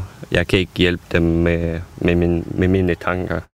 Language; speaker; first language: Danish; non-native, fluent; Ukrainian